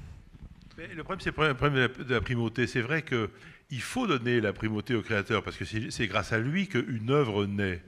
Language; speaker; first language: French; native; French